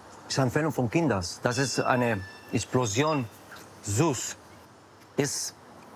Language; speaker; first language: German; non-native, learner; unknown